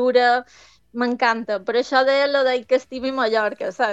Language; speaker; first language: Catalan; native; Catalan